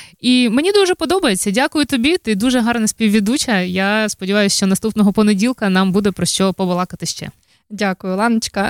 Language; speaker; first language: Ukrainian; native; Ukrainian